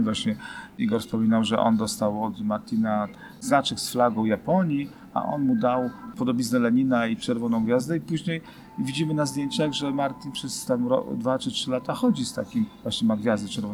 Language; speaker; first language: Polish; native; Polish